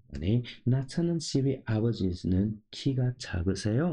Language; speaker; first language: Korean; non-native, local second language; Nepali